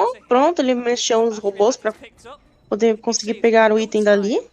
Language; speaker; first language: Portuguese; native; Portuguese